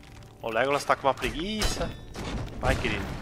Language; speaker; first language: Portuguese; native; Portuguese